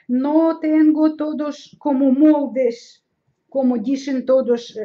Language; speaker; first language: Spanish; non-native, learner; Russian